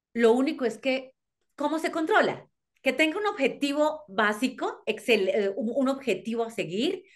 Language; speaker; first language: Spanish; native; Spanish